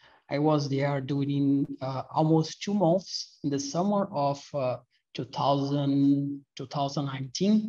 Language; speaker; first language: English; non-native, fluent; Portuguese